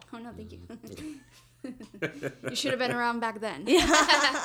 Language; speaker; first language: English; non-native, fluent; Spanish